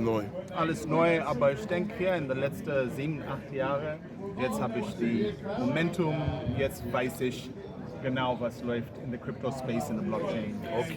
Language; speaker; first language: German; non-native, learner; English